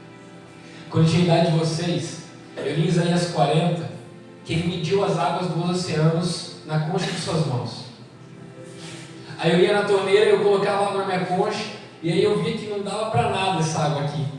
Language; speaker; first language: Portuguese; native; Portuguese